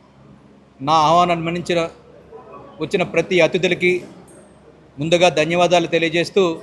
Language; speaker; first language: Telugu; native; Telugu